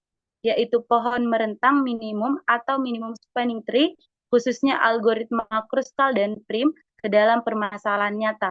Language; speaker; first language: Indonesian; native; Indonesian